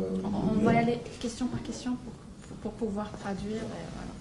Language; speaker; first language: French; non-native, local second language; Arabic